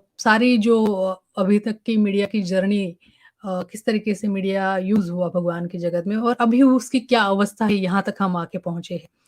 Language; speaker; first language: Hindi; non-native, local second language; Marathi